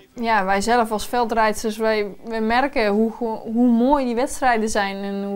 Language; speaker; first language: Dutch; native; Dutch